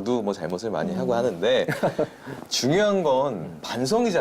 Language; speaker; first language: Korean; native; Korean